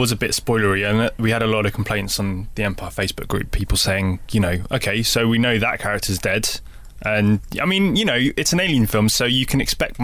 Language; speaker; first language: English; native; English